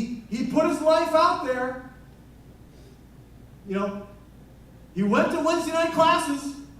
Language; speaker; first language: English; native; English